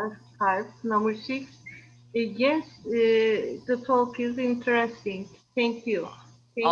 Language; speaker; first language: English; non-native, learner; Turkish